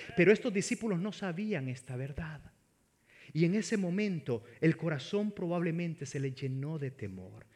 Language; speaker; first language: Spanish; native; Spanish